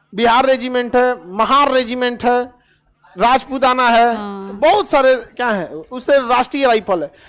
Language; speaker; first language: Hindi; native; Hindi